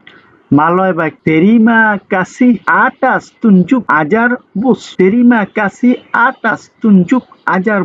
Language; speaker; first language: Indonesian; non-native, fluent; Bangla